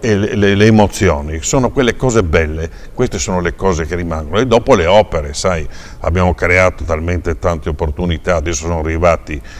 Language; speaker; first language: Italian; native; Italian